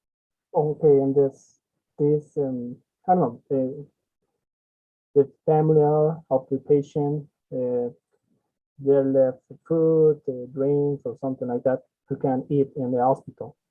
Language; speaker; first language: English; non-native, learner; Spanish